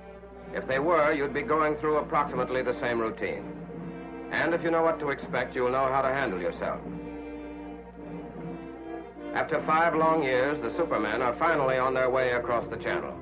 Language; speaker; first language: English; native; English